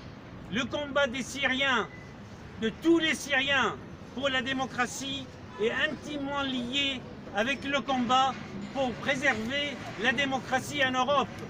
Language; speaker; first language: French; non-native, fluent; Arabic